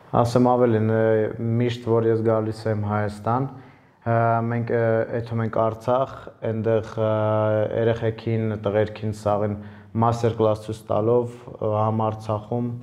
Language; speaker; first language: Armenian; early bilingual, heritage; Armenian